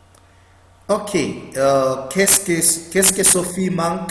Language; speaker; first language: French; non-native, fluent; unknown